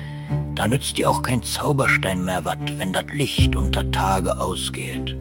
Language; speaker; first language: German; native; German